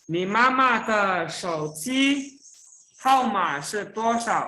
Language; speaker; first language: Chinese; non-native, fluent; Indonesian